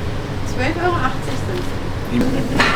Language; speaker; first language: German; native; German